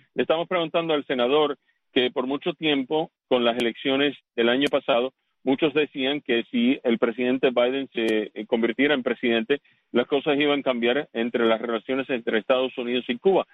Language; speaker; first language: Spanish; early bilingual, heritage; Spanish